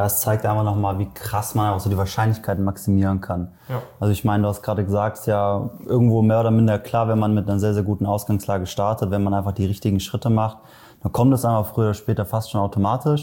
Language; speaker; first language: German; native; German